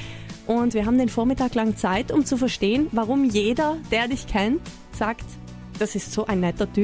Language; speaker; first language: German; native; German